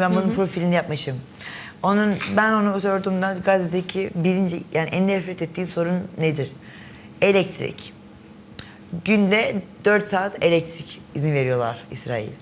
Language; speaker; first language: Turkish; early bilingual, heritage; Turkish